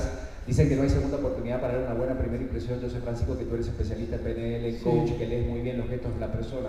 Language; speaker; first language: Spanish; native; Spanish